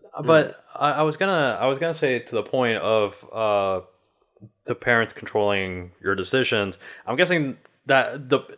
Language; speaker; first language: English; early bilingual, other home language; Spanish